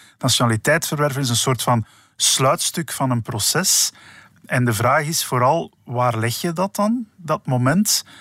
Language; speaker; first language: Dutch; native; Dutch